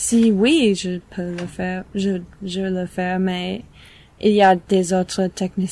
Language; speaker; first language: French; non-native, learner; English